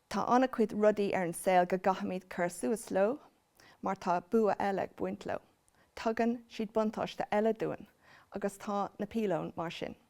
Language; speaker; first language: Irish; non-native, local second language; English